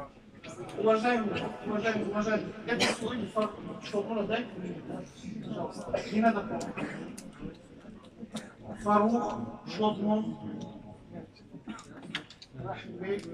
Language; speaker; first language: Russian; non-native, learner; Tajik